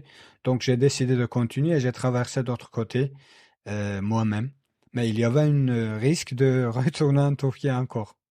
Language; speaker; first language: French; non-native, learner; Kurdish